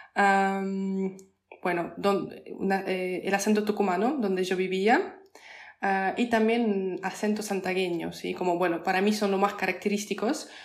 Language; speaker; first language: Spanish; non-native, fluent; Polish